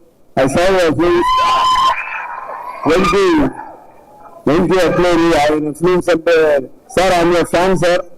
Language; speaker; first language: Telugu; non-native, learner; Tamil